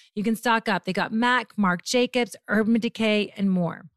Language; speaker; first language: English; native; English